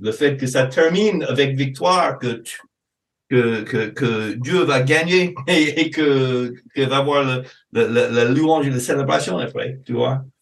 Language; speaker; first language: French; non-native, fluent; English